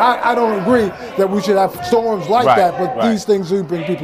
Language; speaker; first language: English; native; English